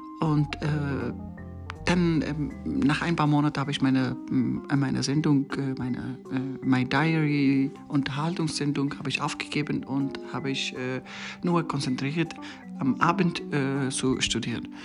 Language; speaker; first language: German; non-native, learner; Persian